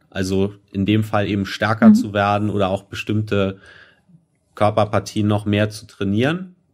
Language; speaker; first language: German; native; German